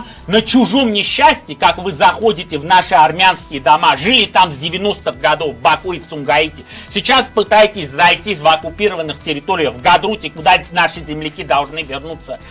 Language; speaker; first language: Russian; non-native, local second language; Armenian